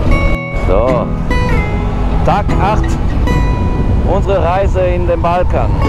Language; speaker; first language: German; non-native, fluent; French